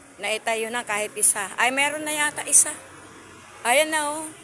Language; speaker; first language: Filipino; native; Filipino